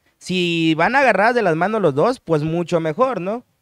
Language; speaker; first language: Spanish; native; Spanish